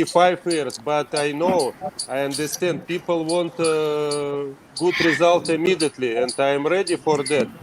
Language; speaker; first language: English; non-native, learner; Russian